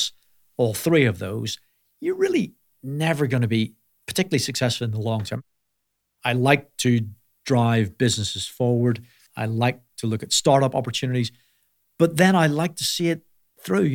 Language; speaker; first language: English; native; English